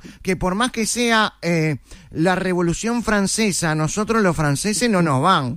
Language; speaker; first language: Spanish; native; Spanish